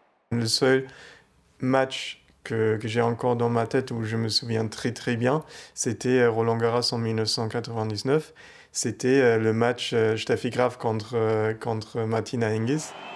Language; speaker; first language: French; non-native, fluent; German